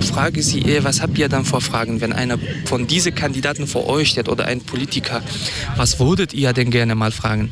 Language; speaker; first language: German; non-native, fluent; Kurdish